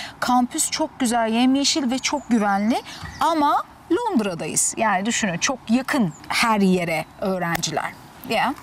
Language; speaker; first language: Turkish; native; Turkish